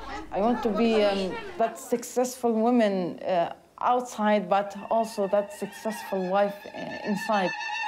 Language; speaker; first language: English; non-native, fluent; Arabic